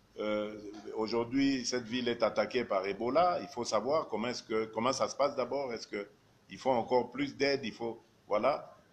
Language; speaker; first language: French; non-native, local second language; Luba-Lulua